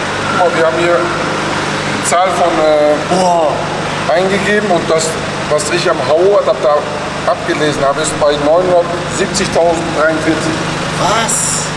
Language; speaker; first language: German; native; German